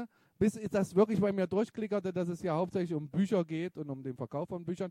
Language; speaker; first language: German; native; German